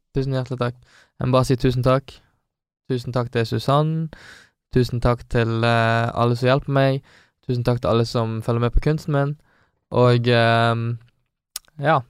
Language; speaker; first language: Norwegian; native; Norwegian